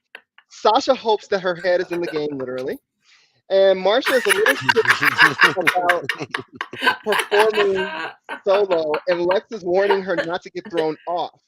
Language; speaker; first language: English; native; English